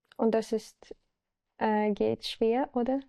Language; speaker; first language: German; non-native, learner; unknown